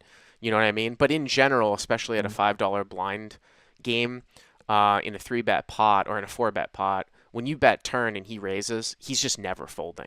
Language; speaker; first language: English; native; English